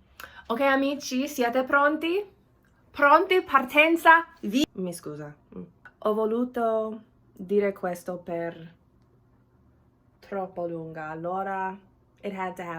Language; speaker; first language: Italian; non-native, learner; English